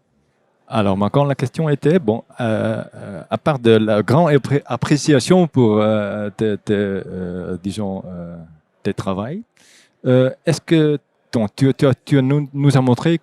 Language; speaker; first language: French; non-native, fluent; Dutch